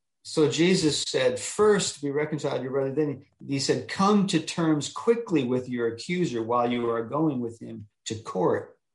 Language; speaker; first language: English; native; English